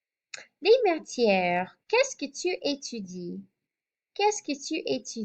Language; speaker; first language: French; non-native, fluent; English